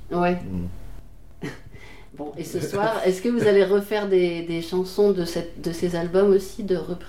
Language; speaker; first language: French; native; French